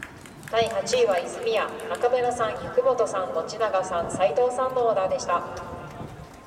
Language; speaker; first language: Japanese; native; Japanese